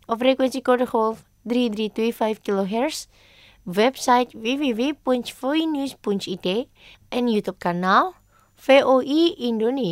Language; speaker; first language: Dutch; non-native, fluent; Indonesian